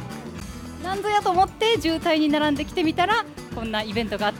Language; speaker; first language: Japanese; native; Japanese